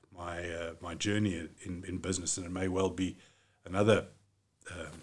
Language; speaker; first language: English; native; English